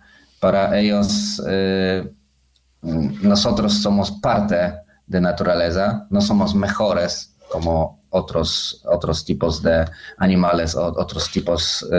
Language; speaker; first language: Spanish; non-native, learner; Polish